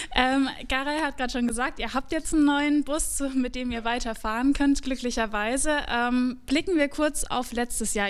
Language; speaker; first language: German; native; German